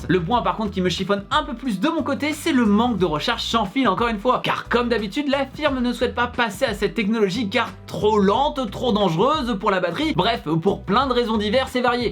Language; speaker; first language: French; native; French